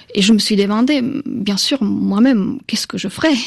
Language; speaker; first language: French; non-native, fluent; Slovak